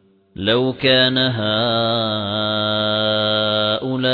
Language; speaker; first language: Arabic; native; Arabic